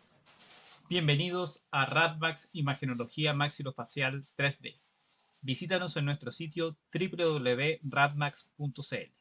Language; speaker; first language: Spanish; native; Spanish